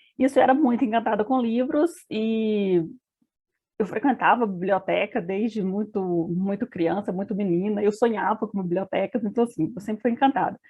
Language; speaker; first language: Portuguese; native; Portuguese